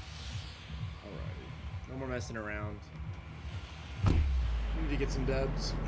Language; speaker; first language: English; native; English